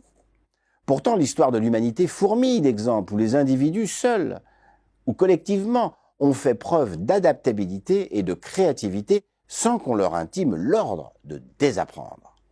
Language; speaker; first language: French; native; French